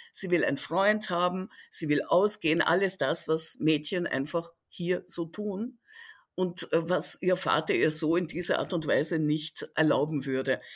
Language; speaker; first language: German; early bilingual, other home language; Russian